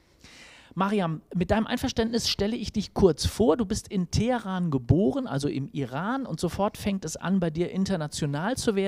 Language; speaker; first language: German; native; German